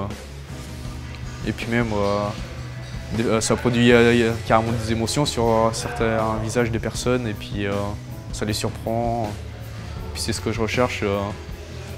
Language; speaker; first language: French; early bilingual, other home language; Romanian